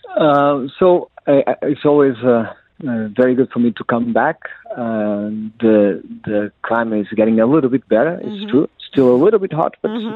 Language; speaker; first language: English; non-native, fluent; Portuguese